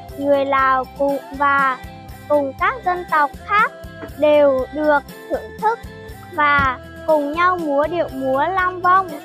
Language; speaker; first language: Vietnamese; non-native, local second language; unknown